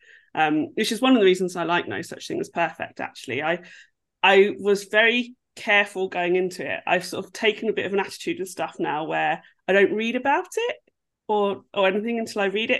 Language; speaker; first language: English; native; English